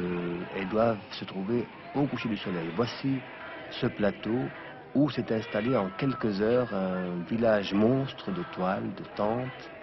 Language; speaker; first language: French; non-native, local second language; Arabic